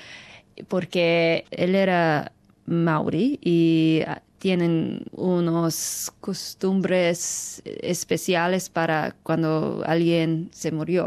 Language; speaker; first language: Spanish; non-native, fluent; English